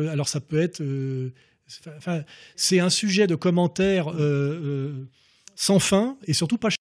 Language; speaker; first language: French; native; French